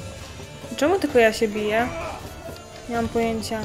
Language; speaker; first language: Polish; native; Polish